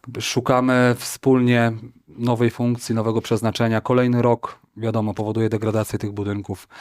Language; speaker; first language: Polish; native; Polish